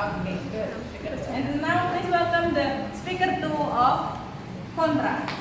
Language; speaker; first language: English; non-native, fluent; Indonesian